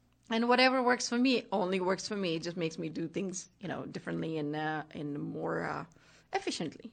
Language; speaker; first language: English; non-native, local second language; Hindi